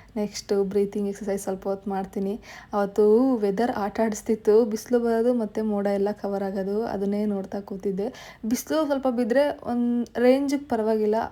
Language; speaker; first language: Kannada; native; Kannada